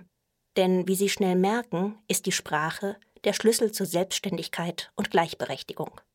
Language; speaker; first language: German; native; German